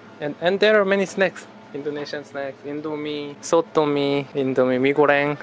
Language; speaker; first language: English; non-native, fluent; Korean